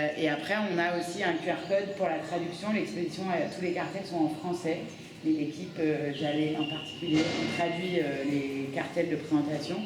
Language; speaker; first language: French; native; French